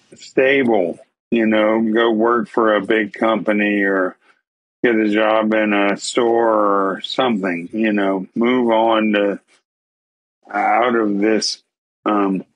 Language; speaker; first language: English; native; English